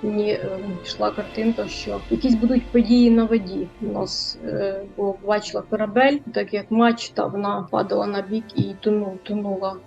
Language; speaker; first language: Ukrainian; native; Ukrainian